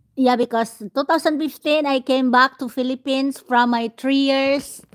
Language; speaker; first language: English; non-native, local second language; Cebuano